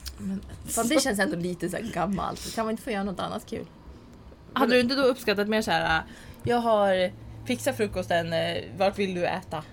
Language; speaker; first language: Swedish; native; Swedish